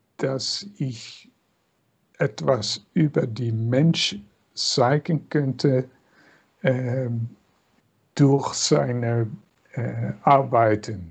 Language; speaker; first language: German; non-native, fluent; Dutch